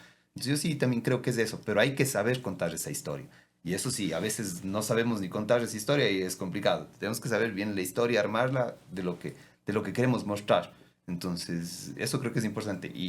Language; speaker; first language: Spanish; native; Spanish